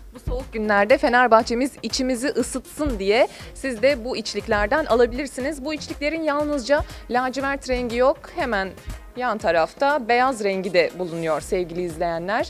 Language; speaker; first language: Turkish; native; Turkish